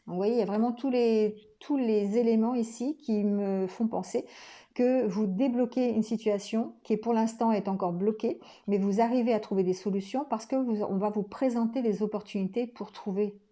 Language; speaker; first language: French; native; French